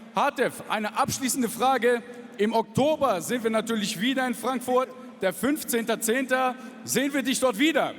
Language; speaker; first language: German; native; German